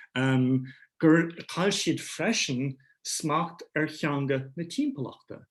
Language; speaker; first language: Irish; non-native, local second language; English